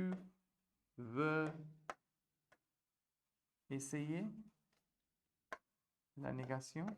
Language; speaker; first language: French; non-native, fluent; Hindi